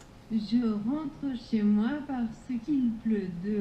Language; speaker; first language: French; non-native, learner; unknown